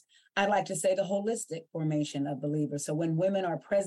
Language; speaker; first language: English; native; English